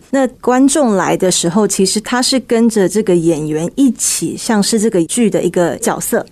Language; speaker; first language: Chinese; early bilingual, heritage; Chinese